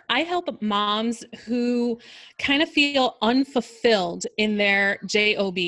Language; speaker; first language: English; native; English